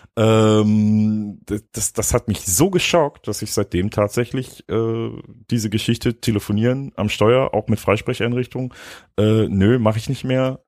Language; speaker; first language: German; native; German